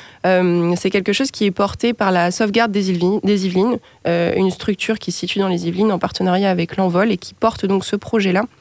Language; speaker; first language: French; native; French